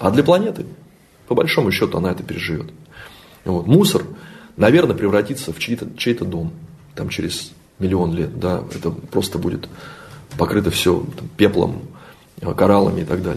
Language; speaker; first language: Russian; native; Russian